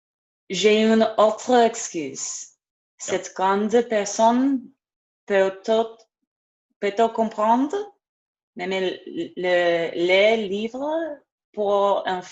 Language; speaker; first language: French; non-native, learner; English